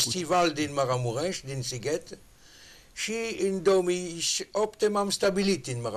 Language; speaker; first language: Romanian; non-native, learner; French